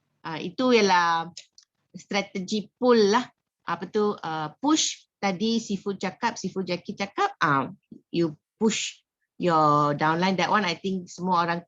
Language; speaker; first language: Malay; non-native, local second language; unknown